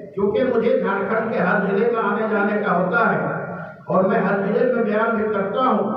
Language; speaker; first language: Urdu; native; Urdu